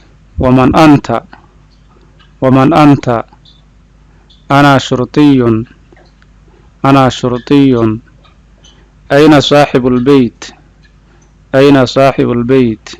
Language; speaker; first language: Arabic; non-native, fluent; Somali